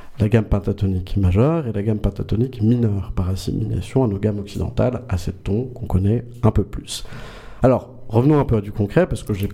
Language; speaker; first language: French; native; French